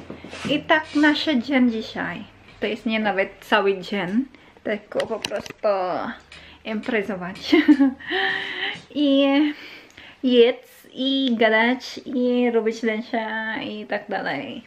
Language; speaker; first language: Polish; non-native, learner; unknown